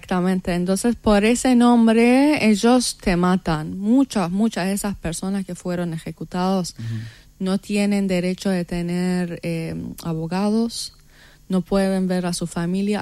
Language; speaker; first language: Spanish; non-native, fluent; Persian